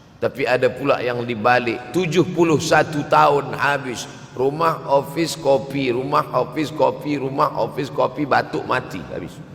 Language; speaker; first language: Malay; native; Malay